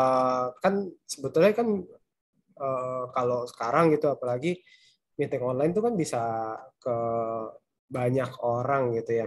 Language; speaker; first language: Indonesian; native; Indonesian